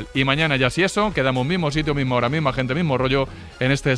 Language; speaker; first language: Spanish; native; Spanish